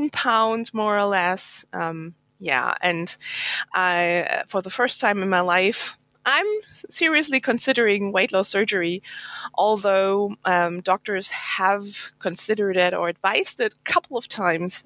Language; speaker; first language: English; non-native, fluent; German